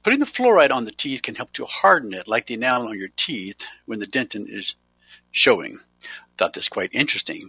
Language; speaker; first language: English; native; English